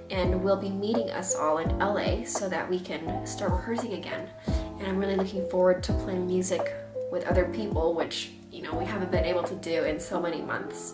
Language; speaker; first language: English; native; English